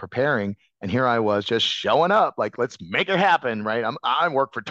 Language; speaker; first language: English; native; English